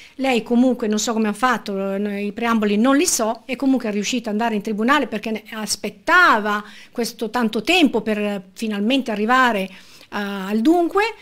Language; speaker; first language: Italian; native; Italian